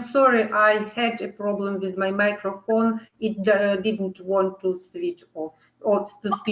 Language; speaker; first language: English; non-native, learner; Ukrainian